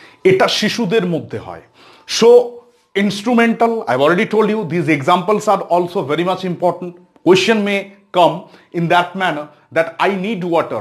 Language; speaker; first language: English; non-native, local second language; Bangla